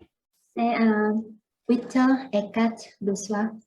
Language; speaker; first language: French; non-native, learner; Vietnamese